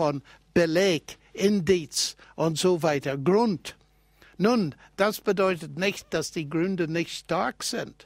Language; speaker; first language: German; non-native, fluent; English